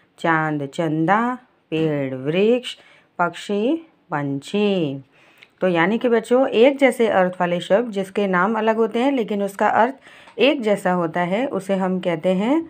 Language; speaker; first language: Hindi; non-native, local second language; Gujarati